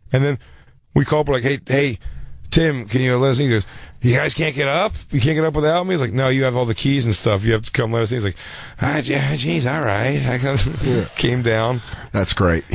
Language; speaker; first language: English; native; English